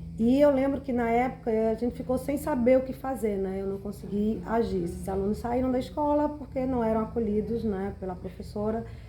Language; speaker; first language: Portuguese; native; Portuguese